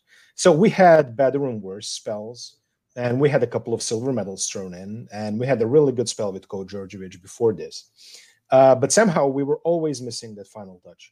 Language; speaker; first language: English; non-native, fluent; Serbian